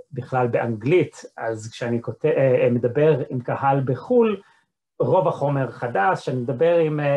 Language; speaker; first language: Hebrew; non-native, fluent; English